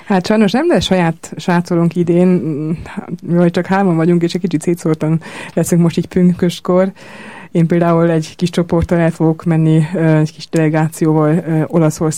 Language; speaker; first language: Hungarian; native; Hungarian